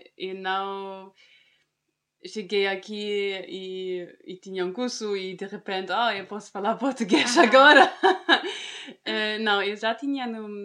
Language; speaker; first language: Portuguese; non-native, fluent; German